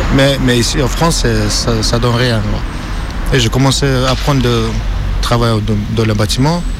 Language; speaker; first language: French; non-native, learner; Russian